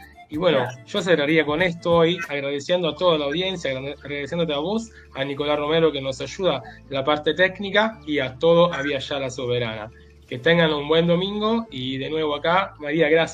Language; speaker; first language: Spanish; native; Spanish